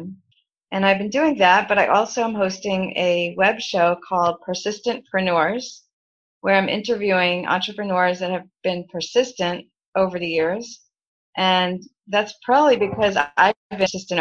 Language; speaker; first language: English; native; English